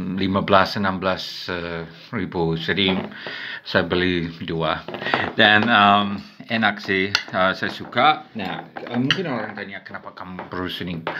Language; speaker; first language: Indonesian; non-native, fluent; English